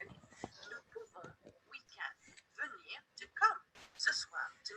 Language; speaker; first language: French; non-native, fluent; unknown